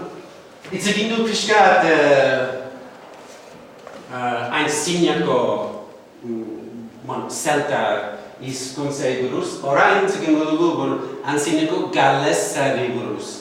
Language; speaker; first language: Basque; non-native, fluent; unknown